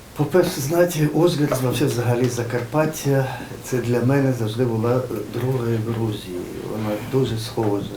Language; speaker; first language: Ukrainian; non-native, fluent; Georgian